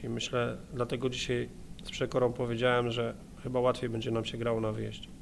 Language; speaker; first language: Polish; native; Polish